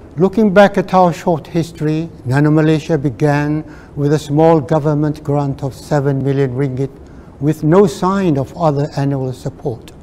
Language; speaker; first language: English; non-native, local second language; Malay